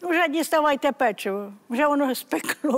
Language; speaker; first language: Ukrainian; native; Ukrainian